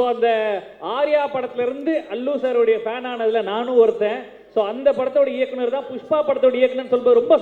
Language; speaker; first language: Tamil; native; Tamil